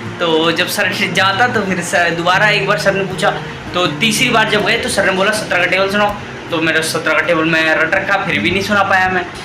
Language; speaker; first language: Hindi; native; Hindi